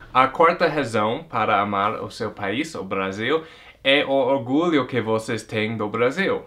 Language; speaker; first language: Portuguese; non-native, fluent; English